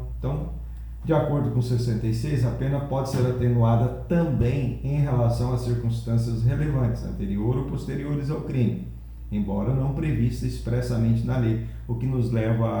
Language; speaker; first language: Portuguese; native; Portuguese